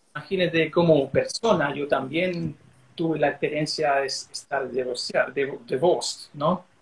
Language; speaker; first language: Spanish; early bilingual, heritage; Spanish